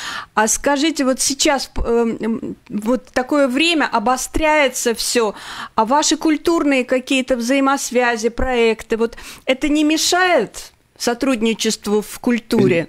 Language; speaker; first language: Russian; native; Russian